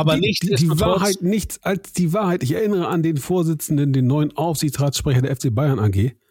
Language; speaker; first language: German; native; German